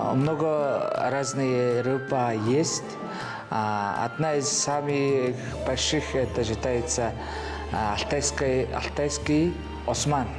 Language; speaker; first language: Russian; non-native, learner; Mongolian